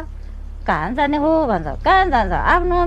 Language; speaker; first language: Nepali; non-native, local second language; Sherpa